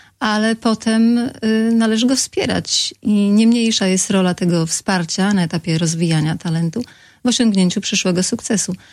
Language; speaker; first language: Polish; native; Polish